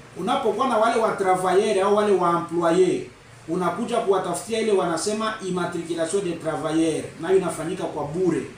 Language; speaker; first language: Swahili; native; Swahili